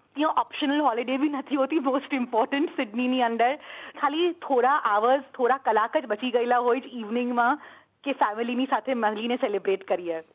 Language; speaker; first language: Gujarati; early bilingual, heritage; Gujarati